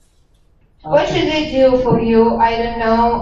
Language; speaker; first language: English; non-native, fluent; Russian